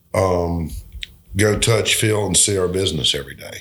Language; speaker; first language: English; native; English